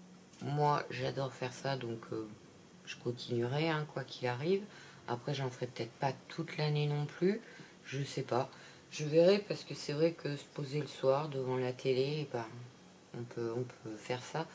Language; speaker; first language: French; native; French